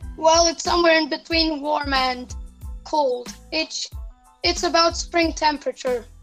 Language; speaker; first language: English; non-native, fluent; Serbian